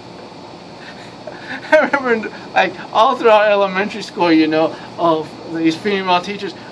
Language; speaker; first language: English; native; English